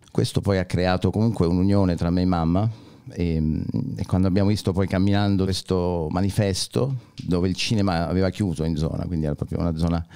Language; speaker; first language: Italian; native; Italian